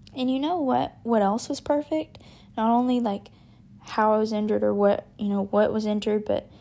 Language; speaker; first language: English; native; English